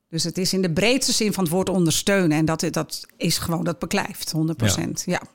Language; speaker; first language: Dutch; native; Dutch